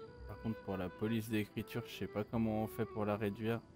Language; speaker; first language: French; native; French